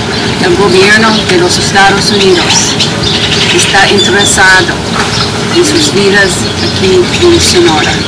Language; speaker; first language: Spanish; non-native, fluent; English